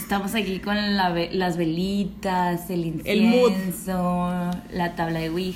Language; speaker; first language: Spanish; native; Spanish